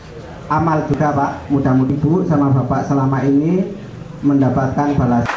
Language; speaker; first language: Indonesian; native; Indonesian